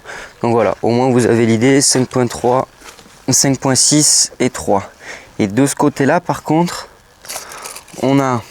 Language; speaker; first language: French; native; French